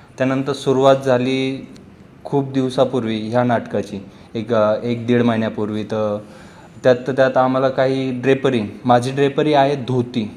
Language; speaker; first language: Marathi; non-native, local second language; Rajasthani